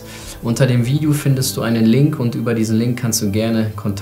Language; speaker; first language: German; native; German